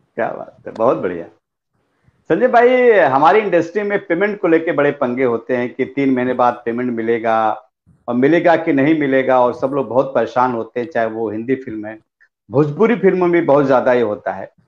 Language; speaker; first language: Hindi; non-native, local second language; Bhojpuri